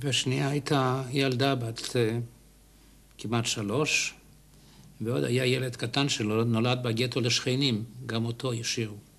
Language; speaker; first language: Hebrew; non-native, fluent; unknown